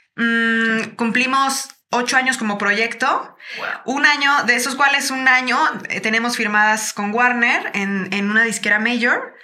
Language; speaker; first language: Spanish; native; Spanish